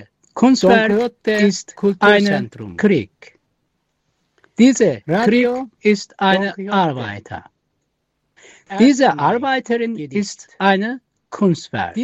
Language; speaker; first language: German; non-native, learner; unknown